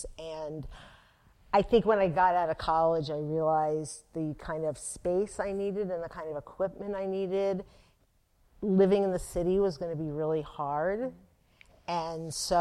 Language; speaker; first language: English; native; English